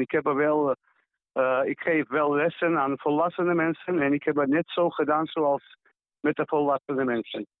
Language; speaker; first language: Dutch; non-native, learner; Georgian